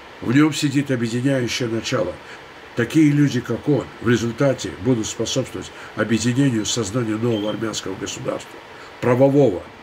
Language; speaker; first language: Russian; non-native, local second language; Armenian